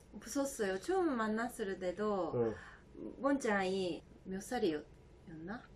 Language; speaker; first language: Korean; non-native, learner; Japanese